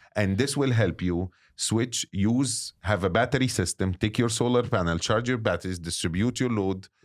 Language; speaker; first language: English; non-native, fluent; Arabic